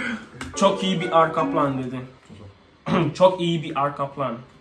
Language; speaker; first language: Turkish; non-native, learner; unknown